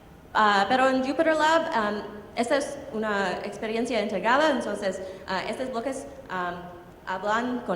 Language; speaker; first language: Spanish; non-native, learner; English